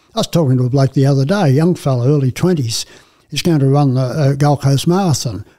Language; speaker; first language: English; native; English